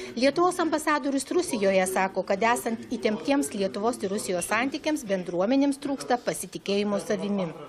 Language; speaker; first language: Lithuanian; native; Lithuanian